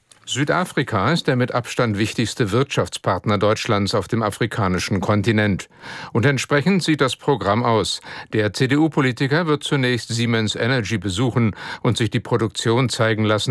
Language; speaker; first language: German; native; German